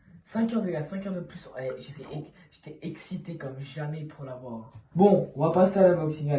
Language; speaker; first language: French; native; French